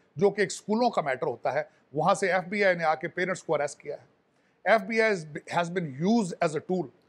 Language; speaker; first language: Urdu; non-native, local second language; Punjabi